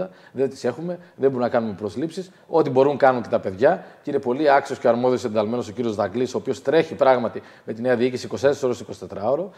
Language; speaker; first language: Greek; native; Greek